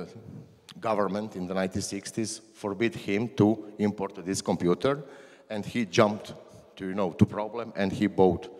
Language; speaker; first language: English; non-native, learner; Croatian